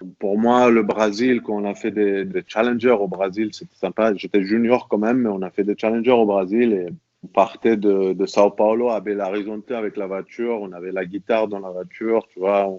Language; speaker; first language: French; non-native, fluent; Greek